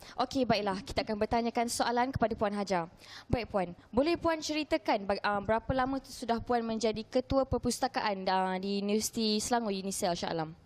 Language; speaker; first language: Malay; native; Malay